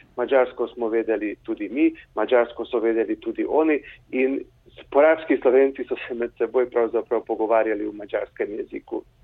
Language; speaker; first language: Slovenian; early bilingual, heritage; Slovenian